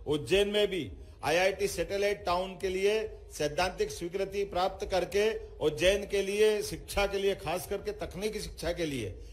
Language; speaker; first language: Hindi; native; Hindi